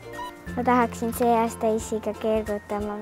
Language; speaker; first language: Estonian; native; Estonian